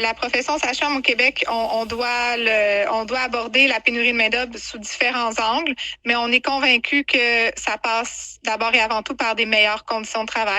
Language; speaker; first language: French; native; French